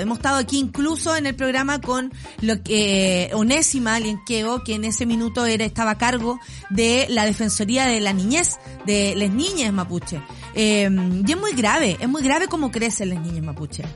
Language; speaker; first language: Spanish; native; Spanish